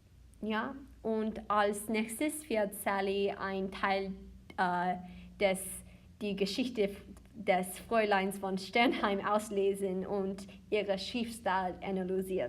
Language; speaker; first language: German; non-native, learner; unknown